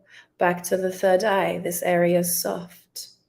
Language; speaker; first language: English; native; English